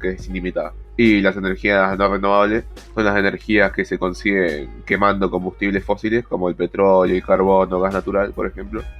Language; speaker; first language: Spanish; native; Spanish